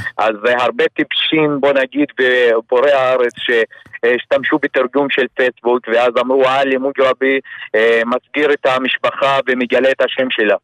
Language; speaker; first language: Hebrew; non-native, local second language; Arabic